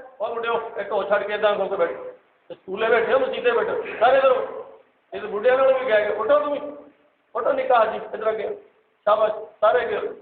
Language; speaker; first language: Urdu; non-native, local second language; Punjabi